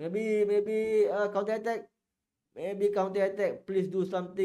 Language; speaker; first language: English; non-native, learner; Malay